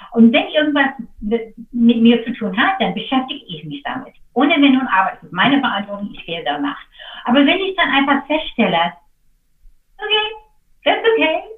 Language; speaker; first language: German; non-native, fluent; English